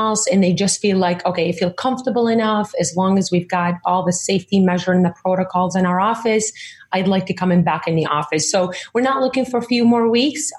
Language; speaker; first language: English; early bilingual, other home language; Arabic